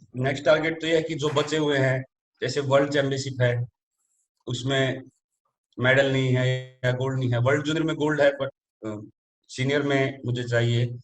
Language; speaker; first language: Hindi; native; Hindi